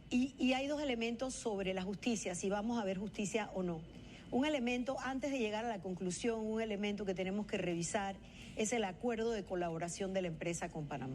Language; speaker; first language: Spanish; native; Spanish